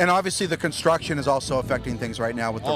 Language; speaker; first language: English; native; English